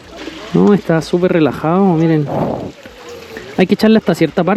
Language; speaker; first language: Spanish; native; Spanish